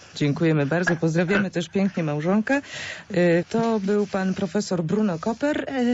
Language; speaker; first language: Polish; native; Polish